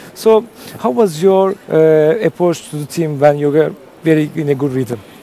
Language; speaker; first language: English; non-native, fluent; Turkish